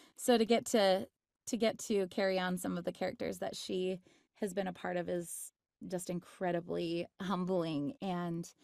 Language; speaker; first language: English; native; English